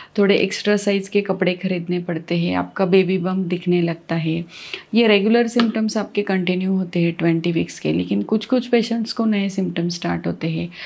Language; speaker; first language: Hindi; non-native, local second language; Marathi